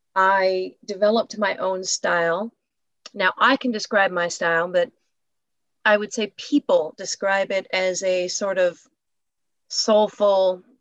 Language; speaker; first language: English; native; English